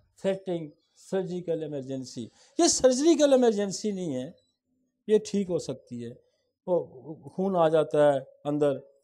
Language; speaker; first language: Urdu; non-native, local second language; Saraiki